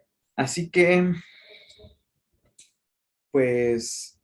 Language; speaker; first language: Spanish; native; Spanish